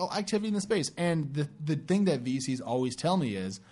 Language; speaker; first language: English; native; English